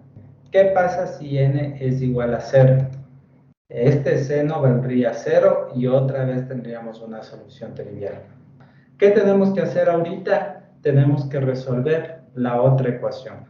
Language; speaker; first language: Spanish; native; Spanish